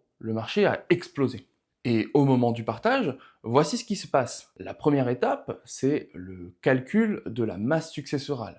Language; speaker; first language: French; native; French